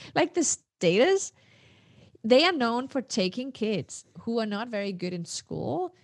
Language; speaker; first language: English; non-native, fluent; Danish